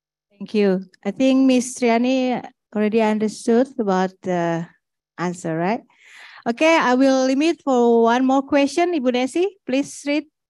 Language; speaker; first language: English; non-native, fluent; Indonesian